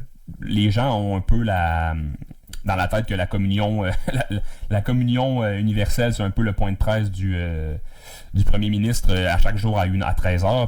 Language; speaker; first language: French; native; French